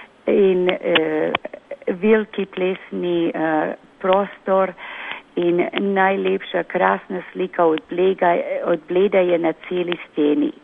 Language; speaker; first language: Slovenian; early bilingual, heritage; Slovenian